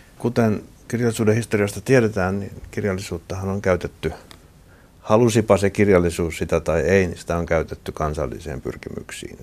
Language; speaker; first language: Finnish; native; Finnish